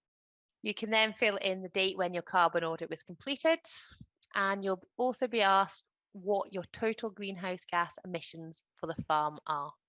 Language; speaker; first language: English; native; English